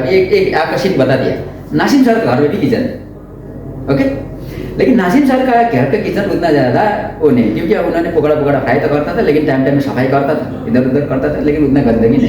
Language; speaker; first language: Hindi; non-native, local second language; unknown